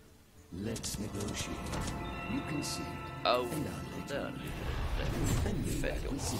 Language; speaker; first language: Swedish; native; Swedish